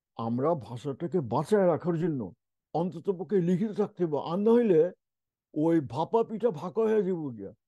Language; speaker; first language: Bangla; non-native, local second language; Urdu